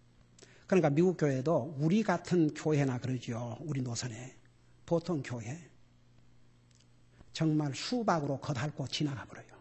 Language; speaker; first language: Korean; native; Korean